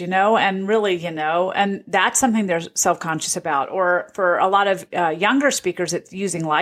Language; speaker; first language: English; native; English